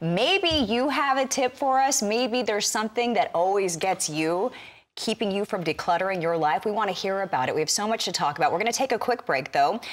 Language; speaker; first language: English; native; English